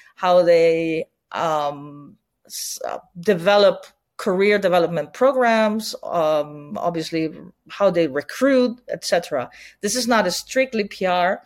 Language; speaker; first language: English; non-native, fluent; Spanish